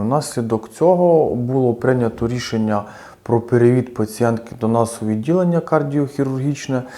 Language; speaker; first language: Ukrainian; native; Ukrainian